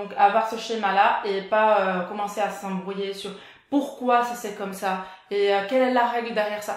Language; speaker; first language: French; non-native, fluent; Portuguese